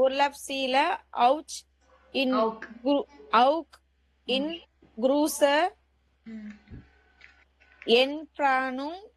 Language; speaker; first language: German; non-native, learner; Tamil